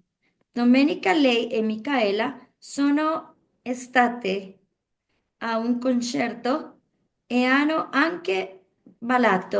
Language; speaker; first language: Italian; non-native, learner; Spanish